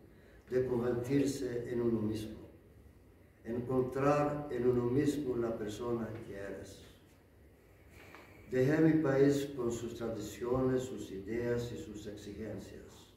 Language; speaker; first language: Spanish; non-native, learner; Greek